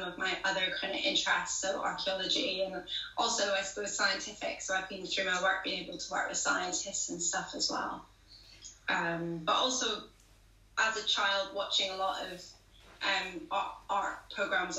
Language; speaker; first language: English; native; English